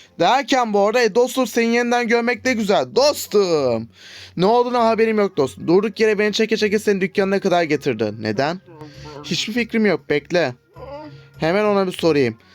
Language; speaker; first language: Turkish; native; Turkish